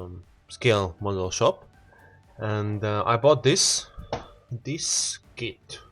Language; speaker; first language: English; non-native, learner; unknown